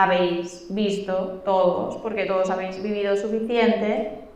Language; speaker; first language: Spanish; native; Spanish